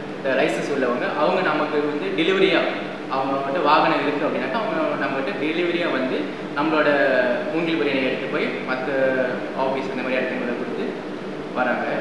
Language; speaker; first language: Tamil; early bilingual, heritage; Tamil